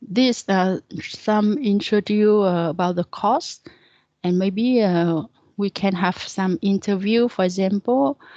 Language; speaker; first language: English; non-native, fluent; Vietnamese